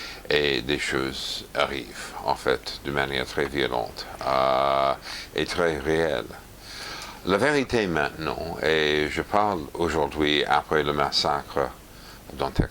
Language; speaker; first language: French; non-native, fluent; English